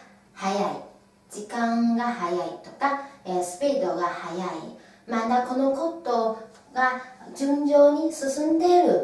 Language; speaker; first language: Japanese; non-native, fluent; Chinese